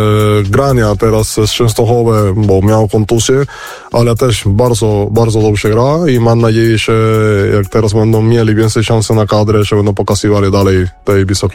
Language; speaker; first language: Polish; non-native, learner; Spanish